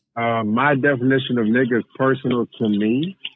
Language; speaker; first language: English; native; English